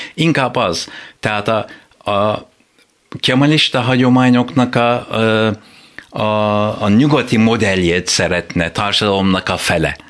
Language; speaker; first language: Hungarian; non-native, fluent; Turkish